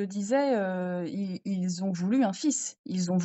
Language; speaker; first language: French; native; French